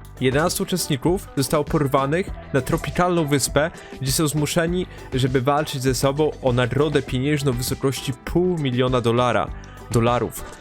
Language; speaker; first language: Polish; native; Polish